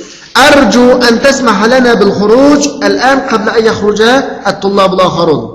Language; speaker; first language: Arabic; non-native, fluent; Uyghur